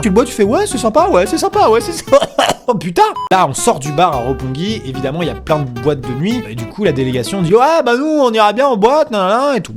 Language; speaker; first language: French; native; French